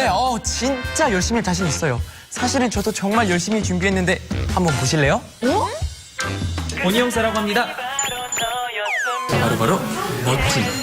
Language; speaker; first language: Korean; native; Korean